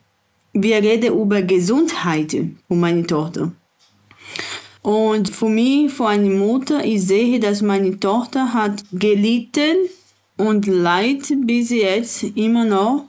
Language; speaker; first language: German; non-native, learner; Portuguese